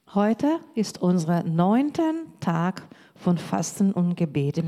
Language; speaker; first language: German; non-native, learner; Portuguese